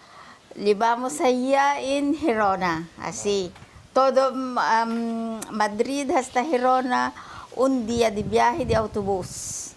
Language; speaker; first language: Spanish; non-native, learner; Filipino